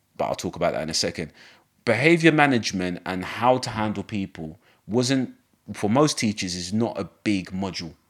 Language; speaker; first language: English; native; English